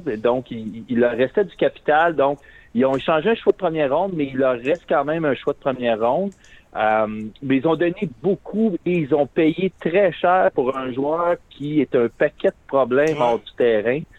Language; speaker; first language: French; native; French